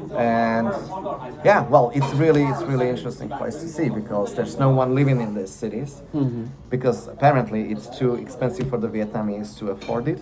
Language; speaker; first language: English; non-native, fluent; Slovak